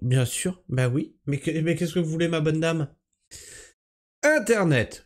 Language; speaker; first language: French; native; French